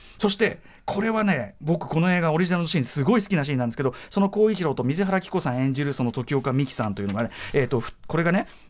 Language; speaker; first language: Japanese; native; Japanese